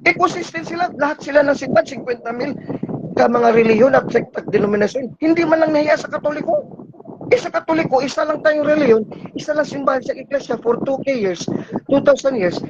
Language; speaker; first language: Filipino; non-native, local second language; Cebuano